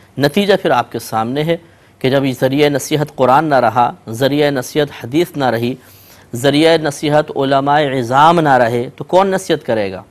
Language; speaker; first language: Urdu; native; Urdu